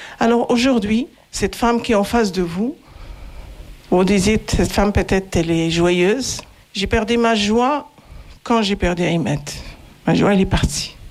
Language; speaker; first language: French; non-native, local second language; Arabic